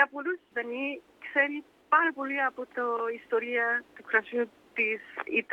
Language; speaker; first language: Greek; early bilingual, heritage; Danish